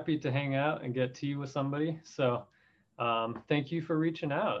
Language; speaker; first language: English; native; English